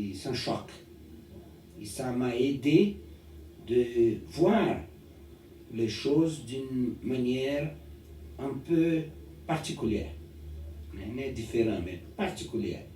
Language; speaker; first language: French; non-native, learner; Portuguese